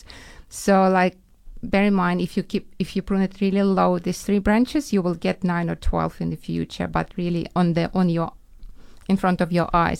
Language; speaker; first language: English; non-native, fluent; Ukrainian